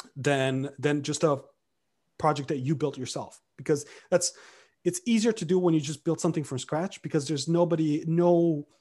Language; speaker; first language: English; early bilingual, other home language; Romanian